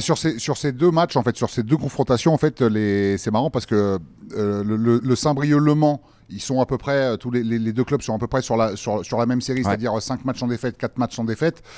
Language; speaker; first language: French; native; French